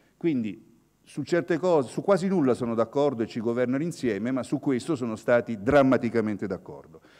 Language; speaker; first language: Italian; native; Italian